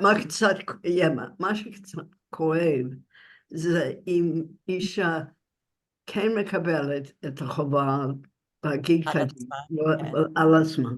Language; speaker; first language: Hebrew; non-native, learner; English